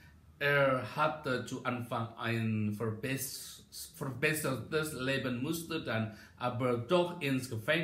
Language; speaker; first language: German; non-native, learner; Indonesian